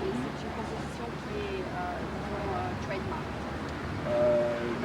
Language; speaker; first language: French; native; French